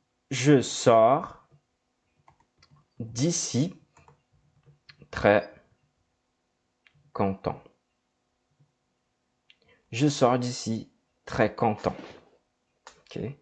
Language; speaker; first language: French; non-native, fluent; Portuguese